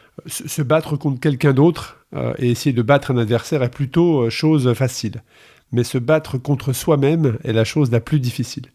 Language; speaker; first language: French; native; French